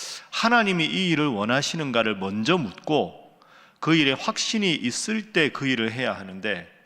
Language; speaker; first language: Korean; native; Korean